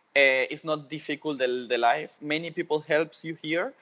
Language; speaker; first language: English; non-native, fluent; Spanish